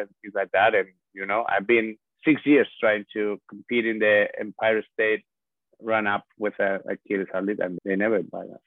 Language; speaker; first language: English; non-native, fluent; Spanish